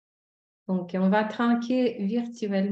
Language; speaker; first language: French; non-native, fluent; Russian